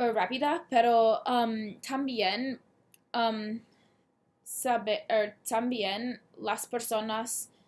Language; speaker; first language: Spanish; non-native, learner; English